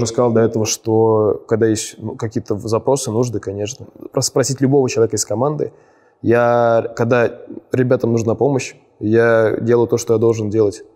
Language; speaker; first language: Russian; native; Russian